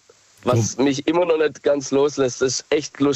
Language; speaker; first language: German; native; German